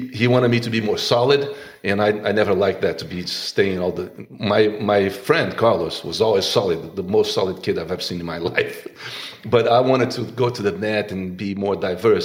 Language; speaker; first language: English; non-native, fluent; Portuguese